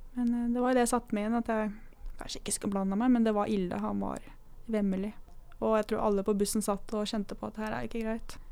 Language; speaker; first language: Norwegian; native; Norwegian